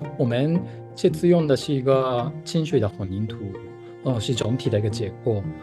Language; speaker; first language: Chinese; non-native, fluent; Japanese